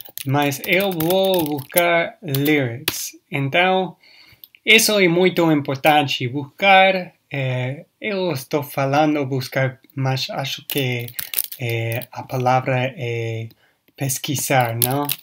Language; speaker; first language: Portuguese; non-native, learner; English